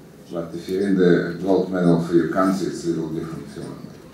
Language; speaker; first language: English; non-native, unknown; Russian